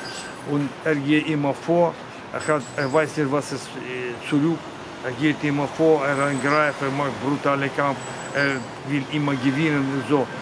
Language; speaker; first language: German; non-native, learner; Russian